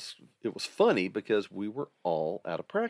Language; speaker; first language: English; native; English